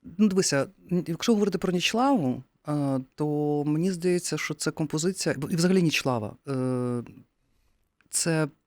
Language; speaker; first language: Ukrainian; native; Ukrainian